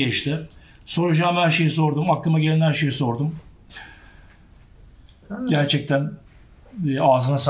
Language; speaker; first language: Turkish; native; Turkish